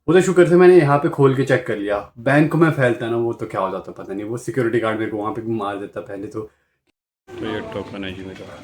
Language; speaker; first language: Hindi; native; Hindi